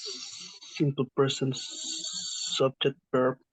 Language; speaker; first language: English; non-native, learner; Spanish